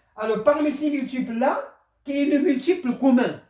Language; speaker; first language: French; non-native, local second language; Arabic